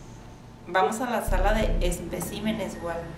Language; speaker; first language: Spanish; native; Spanish